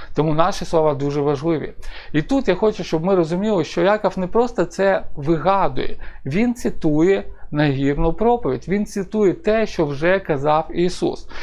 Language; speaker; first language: Ukrainian; non-native, local second language; Russian